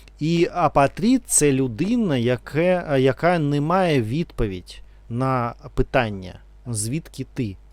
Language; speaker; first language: Ukrainian; non-native, learner; Russian